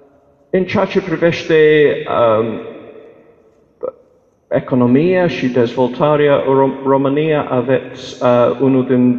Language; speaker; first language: Romanian; non-native, fluent; English